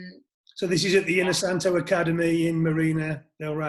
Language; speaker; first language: English; native; English